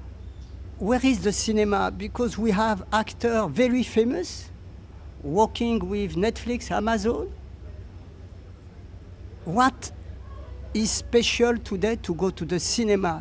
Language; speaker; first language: English; non-native, learner; French